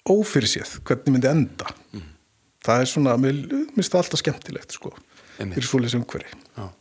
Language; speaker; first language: Icelandic; native; Icelandic